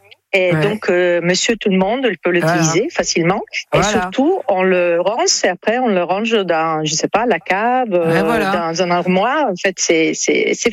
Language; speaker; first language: French; non-native, fluent; Italian